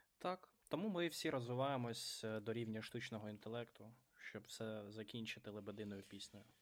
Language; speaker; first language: Ukrainian; non-native, local second language; Russian